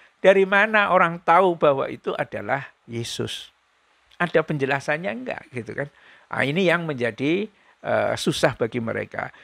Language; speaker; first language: Indonesian; native; Indonesian